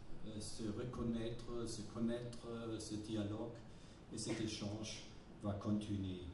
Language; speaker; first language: French; non-native, fluent; German